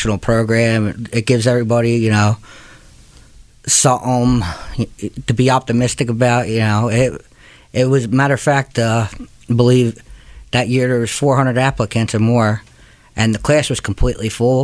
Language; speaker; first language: English; native; English